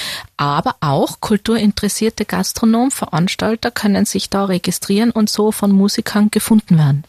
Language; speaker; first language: German; native; German